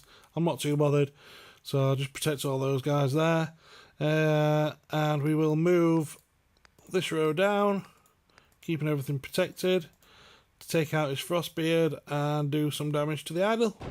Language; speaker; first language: English; native; English